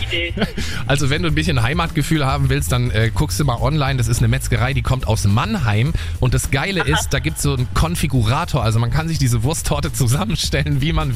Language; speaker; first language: German; native; German